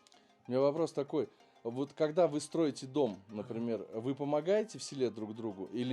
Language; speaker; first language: Russian; native; Russian